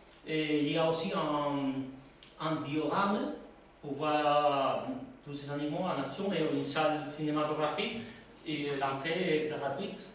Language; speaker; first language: French; non-native, learner; Spanish